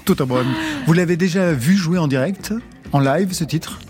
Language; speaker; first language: French; native; French